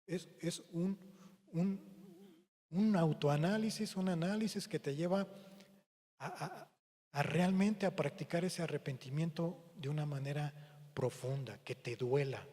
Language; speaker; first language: Spanish; native; Spanish